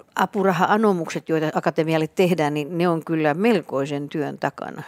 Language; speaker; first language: Finnish; native; Finnish